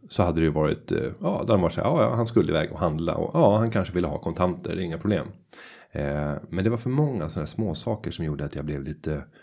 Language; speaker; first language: Swedish; native; Swedish